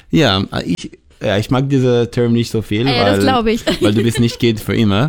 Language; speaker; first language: German; non-native, learner; Hebrew